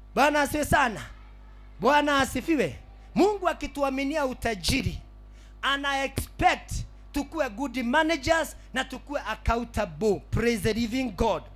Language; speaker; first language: Swahili; native; Swahili